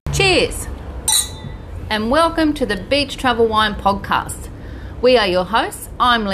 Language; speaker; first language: English; native; English